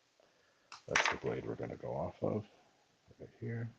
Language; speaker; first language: English; native; English